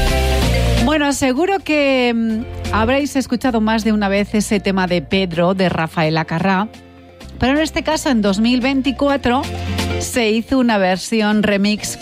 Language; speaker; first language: Spanish; native; Spanish